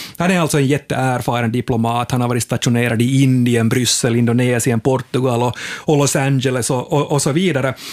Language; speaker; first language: Swedish; native; Swedish